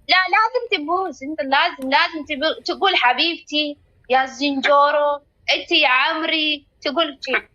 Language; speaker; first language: Arabic; non-native, learner; Oromo